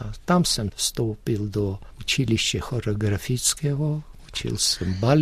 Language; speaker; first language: Czech; early bilingual, heritage; Russian